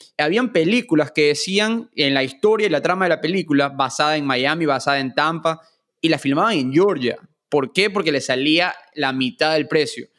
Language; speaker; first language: Spanish; native; Spanish